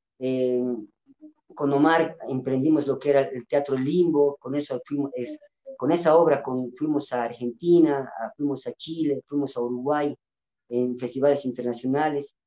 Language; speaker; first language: Spanish; non-native, local second language; Quechua